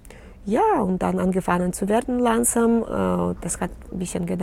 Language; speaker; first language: German; non-native, learner; Russian